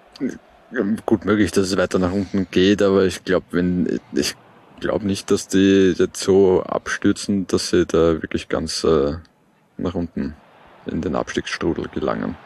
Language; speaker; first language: German; native; German